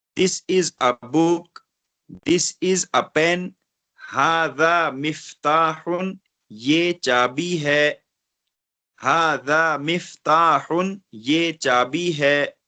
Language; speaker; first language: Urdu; non-native, local second language; Kashmiri